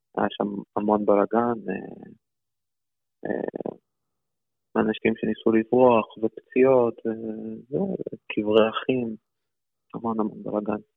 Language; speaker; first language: Hebrew; early bilingual, other home language; Russian